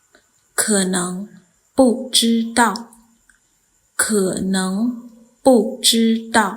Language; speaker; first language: Chinese; non-native, fluent; Khmer